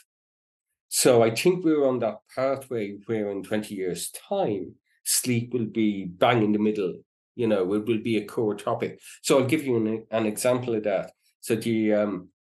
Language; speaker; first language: English; native; English